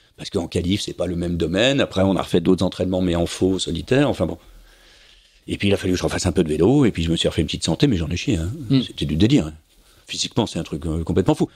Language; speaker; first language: French; native; French